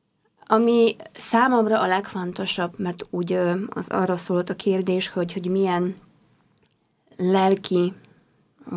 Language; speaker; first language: Hungarian; non-native, fluent; Polish